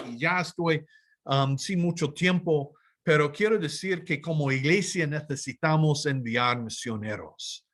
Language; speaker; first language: Spanish; non-native, fluent; English